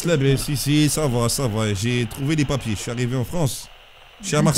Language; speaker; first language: French; native; French